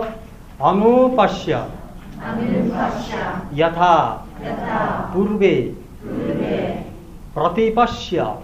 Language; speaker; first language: Japanese; non-native, learner; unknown